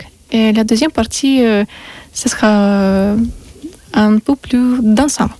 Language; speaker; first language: French; non-native, learner; Russian